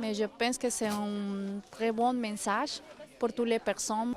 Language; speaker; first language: French; non-native, learner; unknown